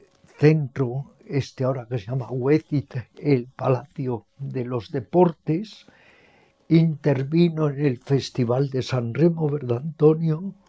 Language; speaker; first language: Spanish; native; Spanish